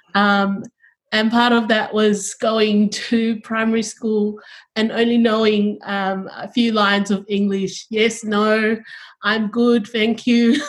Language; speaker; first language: English; early bilingual, other home language; Tongan